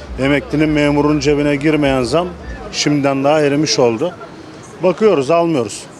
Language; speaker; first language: Turkish; native; Turkish